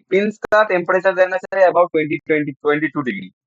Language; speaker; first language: Hindi; non-native, local second language; Bangla